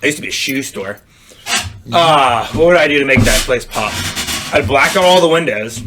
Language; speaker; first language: English; native; English